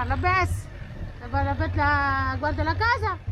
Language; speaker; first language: Italian; non-native, learner; Arabic